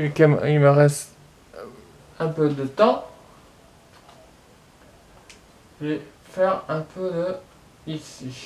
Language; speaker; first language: French; native; French